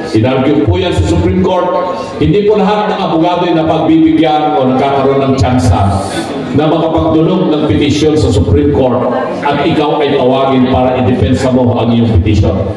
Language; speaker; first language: Filipino; non-native, local second language; Pangasinan